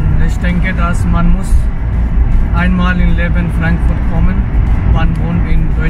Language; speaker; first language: German; non-native, learner; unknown